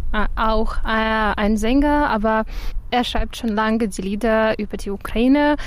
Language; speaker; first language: German; non-native, fluent; Ukrainian